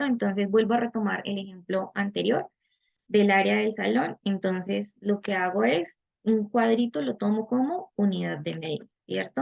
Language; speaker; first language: Spanish; native; Spanish